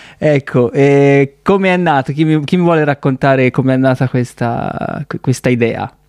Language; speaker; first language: Italian; native; Italian